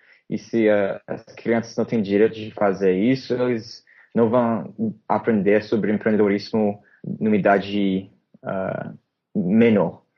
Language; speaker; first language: Portuguese; non-native, fluent; English